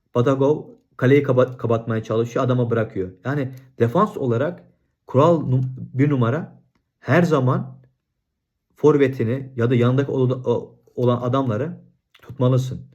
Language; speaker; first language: Turkish; non-native, fluent; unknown